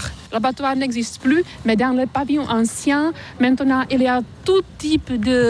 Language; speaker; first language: French; non-native, fluent; Czech